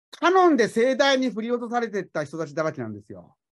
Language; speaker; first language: Japanese; native; Japanese